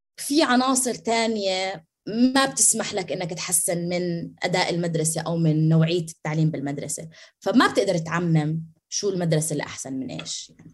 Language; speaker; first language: Arabic; native; Arabic